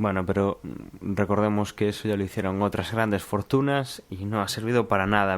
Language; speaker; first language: Spanish; native; Spanish